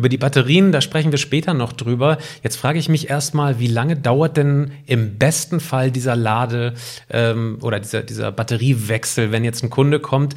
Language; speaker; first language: German; native; German